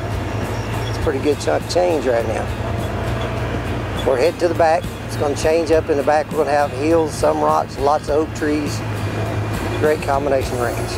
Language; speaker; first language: English; native; English